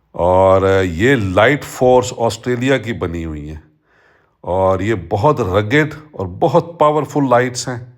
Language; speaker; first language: Urdu; non-native, local second language; Punjabi